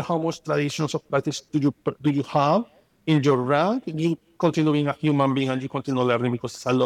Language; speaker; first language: English; non-native, fluent; Spanish